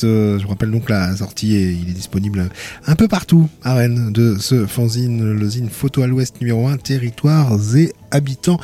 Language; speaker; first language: French; native; French